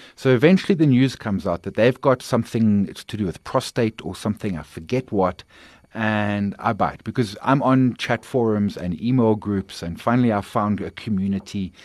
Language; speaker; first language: English; native; English